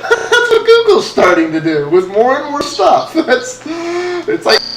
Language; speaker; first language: English; native; English